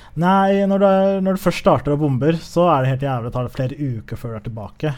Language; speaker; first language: Norwegian; early bilingual, other home language; Somali